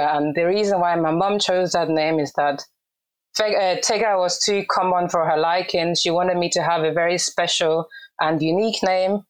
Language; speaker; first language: English; non-native, fluent; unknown